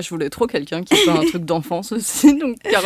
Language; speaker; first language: French; native; French